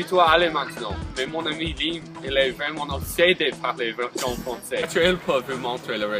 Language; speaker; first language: French; non-native, learner; English